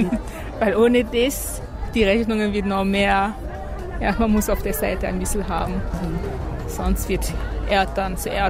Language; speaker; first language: German; non-native, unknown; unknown